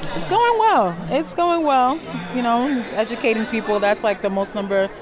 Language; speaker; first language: English; non-native, local second language; Akan